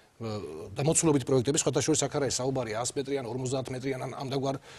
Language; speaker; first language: Georgian; native; Georgian